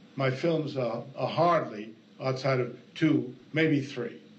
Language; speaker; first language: English; native; English